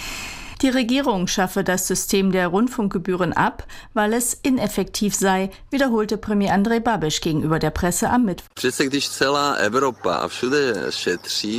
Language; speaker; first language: German; native; German